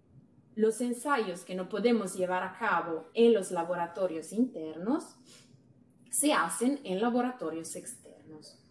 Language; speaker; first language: Spanish; non-native, fluent; Italian